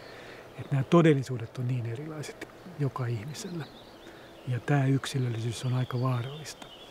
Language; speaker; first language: Finnish; native; Finnish